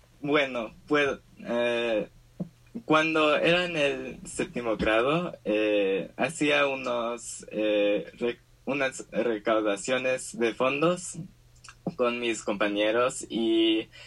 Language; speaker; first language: Spanish; early bilingual, heritage; Spanish